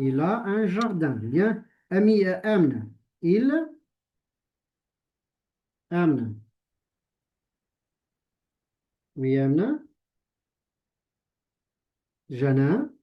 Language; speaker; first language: French; non-native, local second language; Arabic